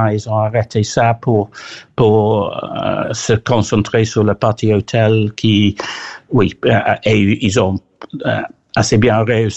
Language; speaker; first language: French; non-native, fluent; English